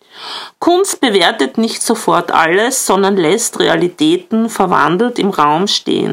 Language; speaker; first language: German; native; German